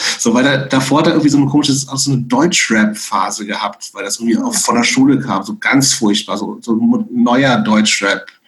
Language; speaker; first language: German; native; German